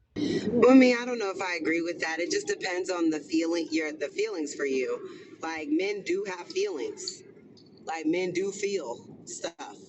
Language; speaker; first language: English; native; English